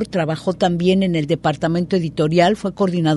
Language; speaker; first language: Spanish; native; Spanish